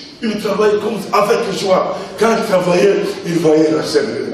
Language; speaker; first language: French; non-native, local second language; Lingala